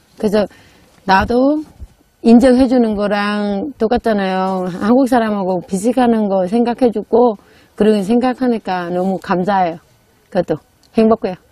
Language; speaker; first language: Korean; non-native, fluent; Vietnamese